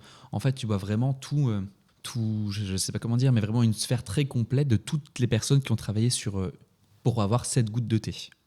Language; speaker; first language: French; native; French